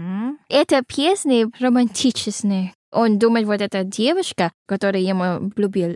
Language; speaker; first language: Russian; non-native, learner; Filipino